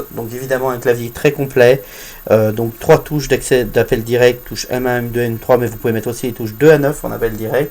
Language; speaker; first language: French; native; French